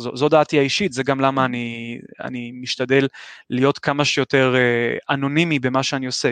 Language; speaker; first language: Hebrew; native; Hebrew